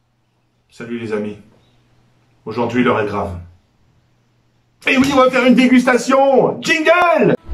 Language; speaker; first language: French; native; French